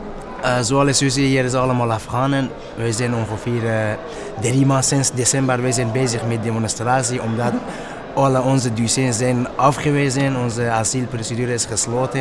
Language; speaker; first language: Dutch; non-native, learner; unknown